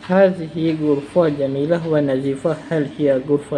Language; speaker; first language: Arabic; non-native, learner; Malay